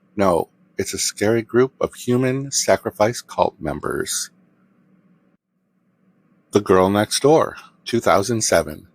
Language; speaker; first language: English; native; English